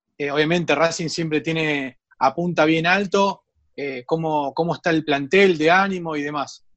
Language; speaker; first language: Spanish; native; Spanish